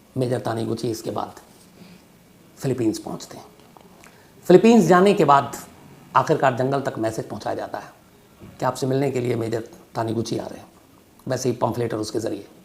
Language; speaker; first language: Hindi; native; Hindi